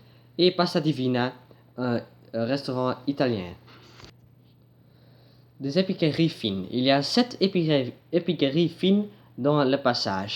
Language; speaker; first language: French; non-native, learner; Dutch